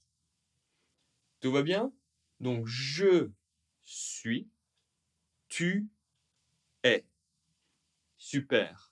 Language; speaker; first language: French; native; French